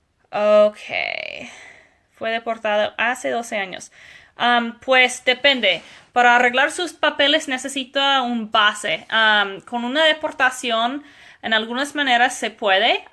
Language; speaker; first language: Spanish; non-native, fluent; English